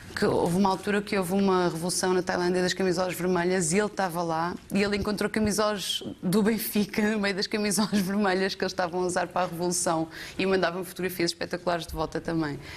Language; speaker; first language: Portuguese; native; Portuguese